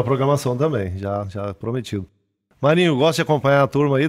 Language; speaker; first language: Portuguese; native; Portuguese